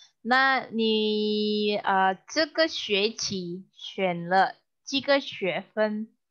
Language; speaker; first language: Chinese; non-native, fluent; Indonesian